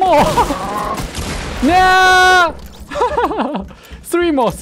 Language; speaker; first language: English; non-native, learner; Korean